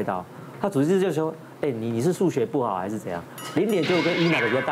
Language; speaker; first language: Chinese; native; Chinese